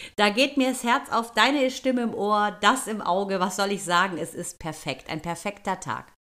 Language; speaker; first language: German; native; German